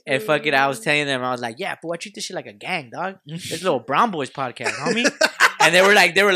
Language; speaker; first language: English; early bilingual, other home language; Spanish